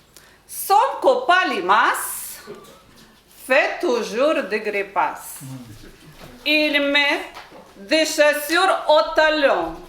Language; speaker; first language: French; non-native, learner; Ukrainian